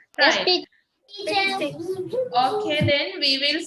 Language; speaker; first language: English; non-native, fluent; Sinhala